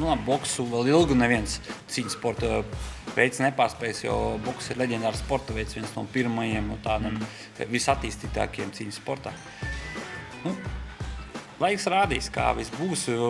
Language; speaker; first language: Latvian; native; Latvian